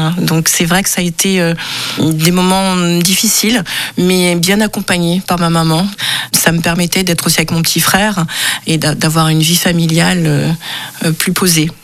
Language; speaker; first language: French; early bilingual, other home language; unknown